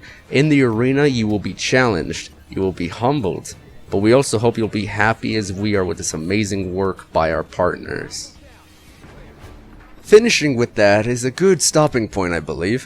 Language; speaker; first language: English; native; English